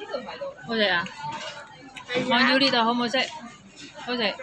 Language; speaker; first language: Cantonese; non-native, learner; Javanese